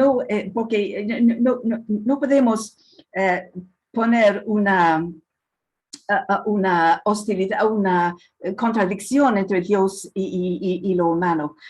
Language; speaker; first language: Spanish; non-native, fluent; English